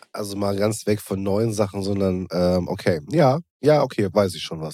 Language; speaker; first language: German; native; German